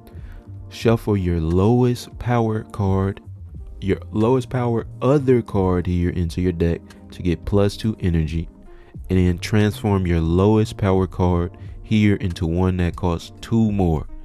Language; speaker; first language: English; native; English